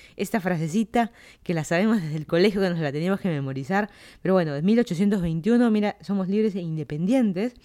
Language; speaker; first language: Spanish; native; Spanish